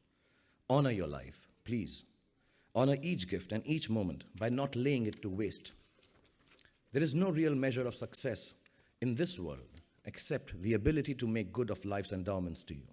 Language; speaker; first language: English; non-native, local second language; Hindi